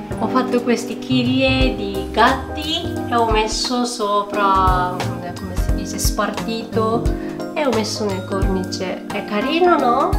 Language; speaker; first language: Italian; non-native, fluent; Japanese